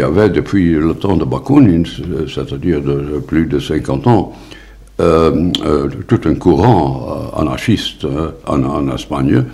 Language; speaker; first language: French; non-native, fluent; Dutch